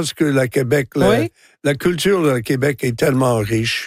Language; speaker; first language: French; non-native, local second language; English